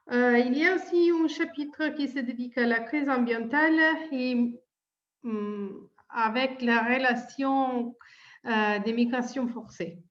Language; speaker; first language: French; non-native, fluent; Italian